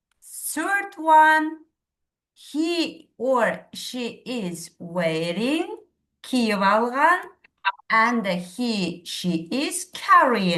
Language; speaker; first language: English; non-native, fluent; Kazakh